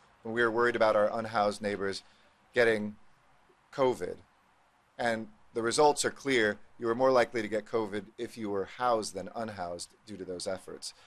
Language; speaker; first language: English; native; English